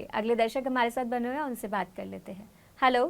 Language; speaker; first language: Hindi; native; Hindi